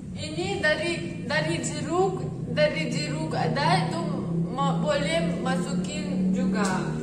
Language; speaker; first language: Indonesian; non-native, learner; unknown